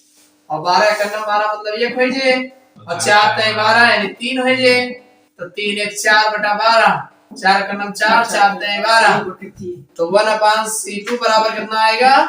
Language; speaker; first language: Hindi; native; Hindi